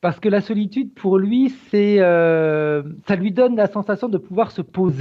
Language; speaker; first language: French; native; French